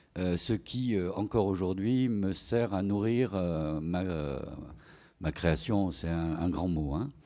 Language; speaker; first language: French; native; French